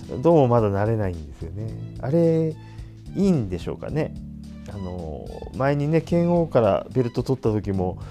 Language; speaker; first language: Japanese; native; Japanese